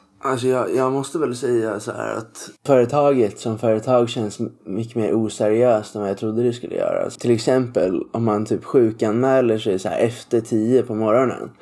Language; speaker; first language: Swedish; native; Swedish